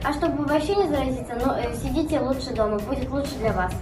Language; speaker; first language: Russian; early bilingual, other home language; Kyrgyz